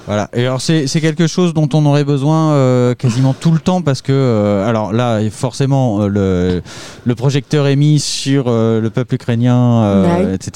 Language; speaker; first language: French; native; French